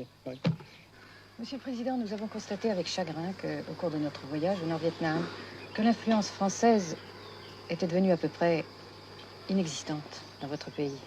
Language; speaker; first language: French; native; French